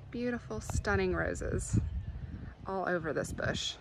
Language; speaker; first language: English; native; English